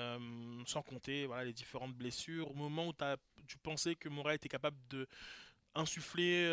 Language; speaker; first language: French; native; French